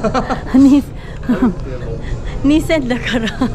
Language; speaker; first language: Japanese; non-native, learner; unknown